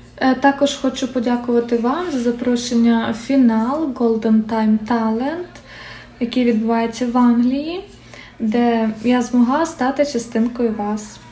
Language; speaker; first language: Ukrainian; native; Ukrainian